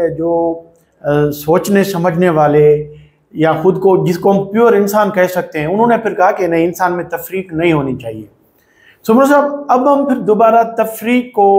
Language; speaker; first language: Urdu; non-native, local second language; Sindhi